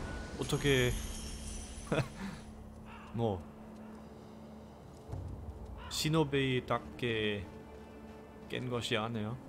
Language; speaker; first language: Korean; non-native, fluent; German